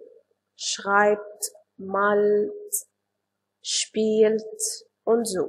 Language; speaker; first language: German; non-native, fluent; Arabic